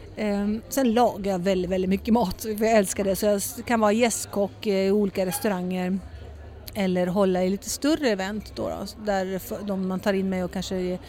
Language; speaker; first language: Swedish; early bilingual, heritage; Swedish